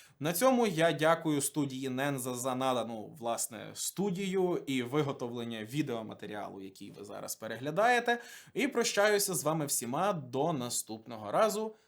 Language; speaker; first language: Ukrainian; native; Ukrainian